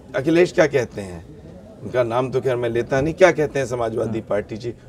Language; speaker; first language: Hindi; native; Hindi